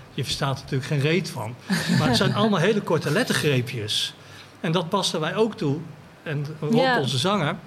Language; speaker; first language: Dutch; native; Dutch